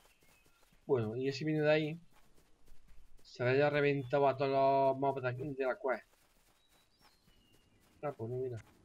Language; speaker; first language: Spanish; native; Spanish